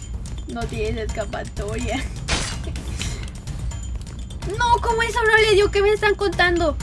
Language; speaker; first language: Spanish; native; Spanish